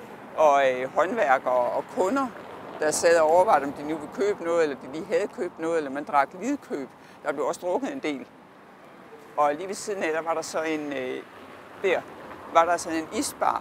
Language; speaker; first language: Danish; native; Danish